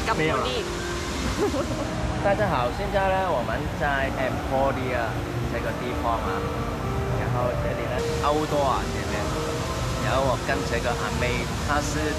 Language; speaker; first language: Chinese; non-native, local second language; Cantonese